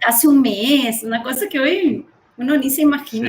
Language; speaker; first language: Spanish; early bilingual, heritage; Spanish